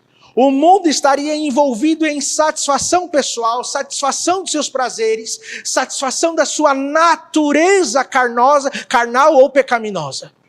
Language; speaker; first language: Portuguese; native; Portuguese